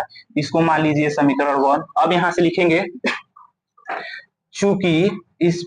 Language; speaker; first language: Hindi; native; Hindi